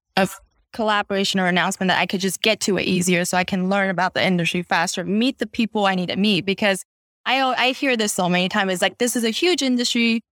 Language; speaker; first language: English; non-native, fluent; Chinese